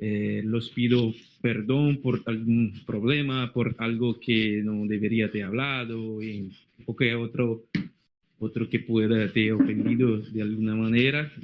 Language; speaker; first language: Spanish; non-native, learner; Portuguese